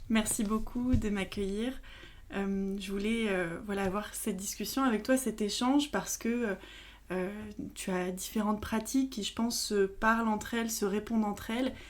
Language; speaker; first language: French; native; French